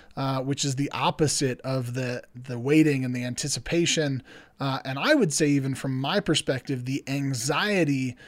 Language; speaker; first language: English; native; English